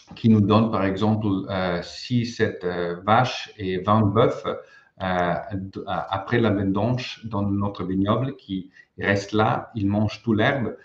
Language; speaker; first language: French; non-native, fluent; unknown